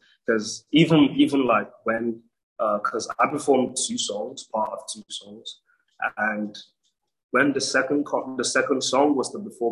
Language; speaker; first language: English; non-native, local second language; Igbo